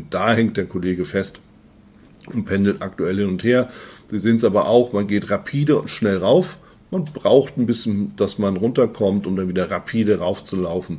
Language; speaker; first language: German; native; German